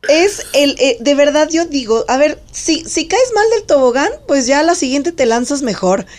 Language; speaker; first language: Spanish; native; Spanish